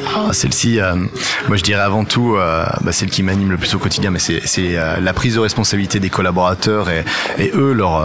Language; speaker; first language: French; native; French